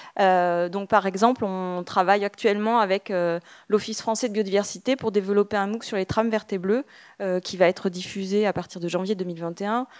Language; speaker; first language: French; native; French